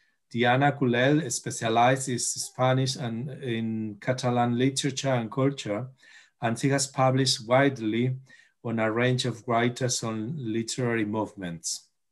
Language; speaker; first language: English; non-native, fluent; Spanish